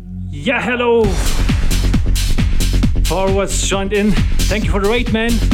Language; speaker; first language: English; non-native, fluent; German